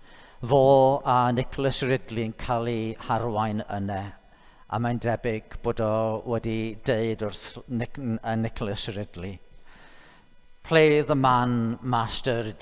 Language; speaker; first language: Welsh; native; Welsh